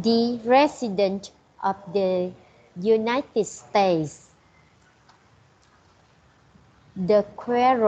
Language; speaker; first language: English; non-native, learner; Vietnamese